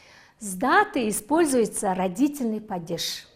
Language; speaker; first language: Russian; non-native, fluent; Mongolian